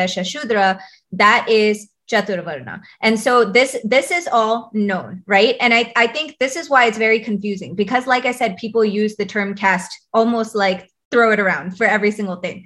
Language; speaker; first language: English; native; English